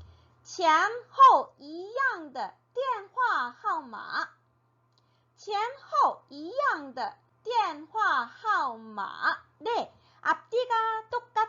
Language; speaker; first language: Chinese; non-native, fluent; Korean